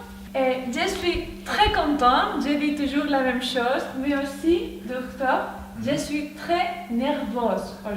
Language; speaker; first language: French; non-native, learner; Spanish